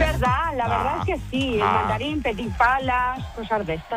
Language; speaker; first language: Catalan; non-native, local second language; Spanish